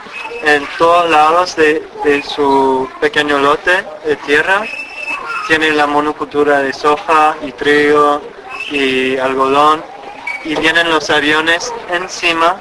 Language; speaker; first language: Spanish; non-native, fluent; English